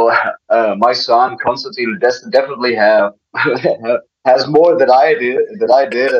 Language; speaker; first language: English; non-native, fluent; German